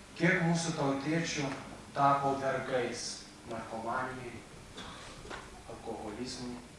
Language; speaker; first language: Lithuanian; native; Lithuanian